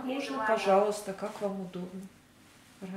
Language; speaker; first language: Russian; native; Russian